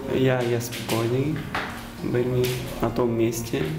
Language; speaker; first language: Slovak; non-native, learner; Ukrainian